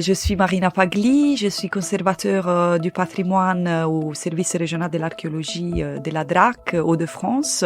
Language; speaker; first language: French; native; French